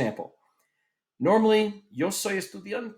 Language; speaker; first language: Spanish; non-native, fluent; English